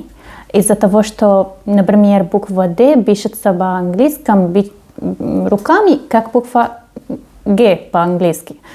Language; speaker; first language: Russian; non-native, fluent; Arabic